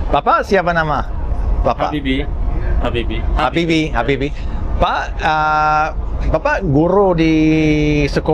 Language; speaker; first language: Indonesian; non-native, fluent; English